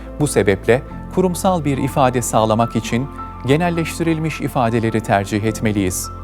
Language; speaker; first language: Turkish; native; Turkish